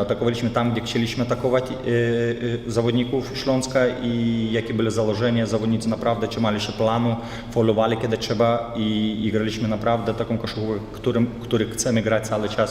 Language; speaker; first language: Polish; non-native, fluent; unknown